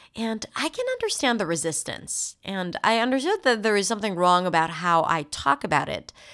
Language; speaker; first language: English; non-native, fluent; Hebrew